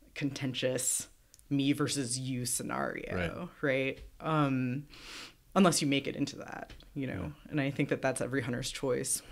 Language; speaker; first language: English; native; English